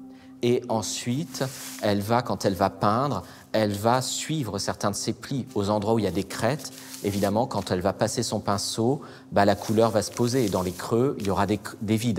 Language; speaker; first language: French; native; French